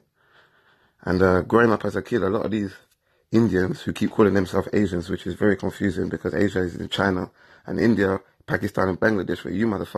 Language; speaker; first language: English; native; English